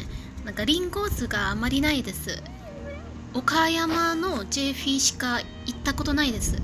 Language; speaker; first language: Japanese; non-native, learner; Thai